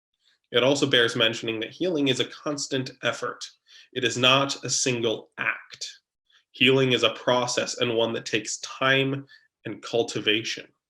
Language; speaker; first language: English; native; English